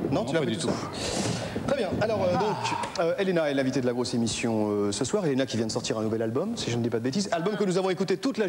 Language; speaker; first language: French; native; French